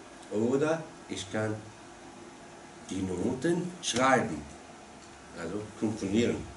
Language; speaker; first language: German; non-native, learner; Arabic